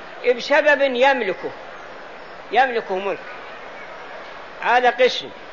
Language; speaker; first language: Arabic; native; Arabic